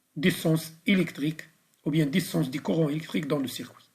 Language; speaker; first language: French; non-native, local second language; Arabic